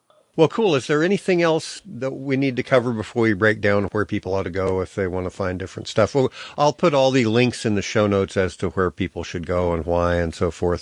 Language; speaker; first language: English; native; English